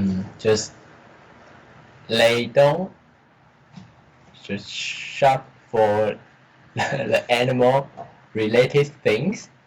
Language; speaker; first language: English; non-native, learner; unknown